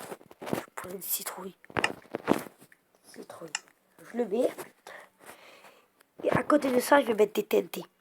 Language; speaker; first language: French; early bilingual, other home language; Arabic